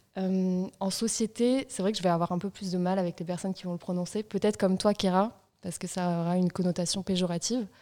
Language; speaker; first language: French; native; French